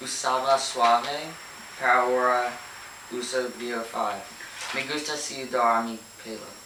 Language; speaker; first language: Spanish; non-native, learner; English